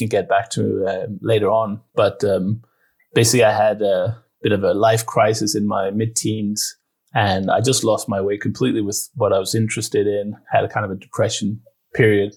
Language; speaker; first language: English; non-native, fluent; Danish